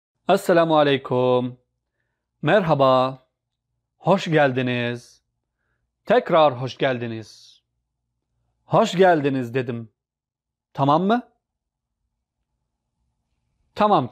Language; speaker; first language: Turkish; non-native, fluent; Urdu